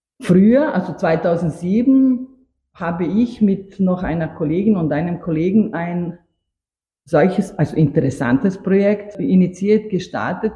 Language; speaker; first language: German; non-native, fluent; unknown